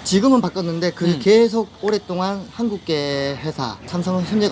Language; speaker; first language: Korean; native; Korean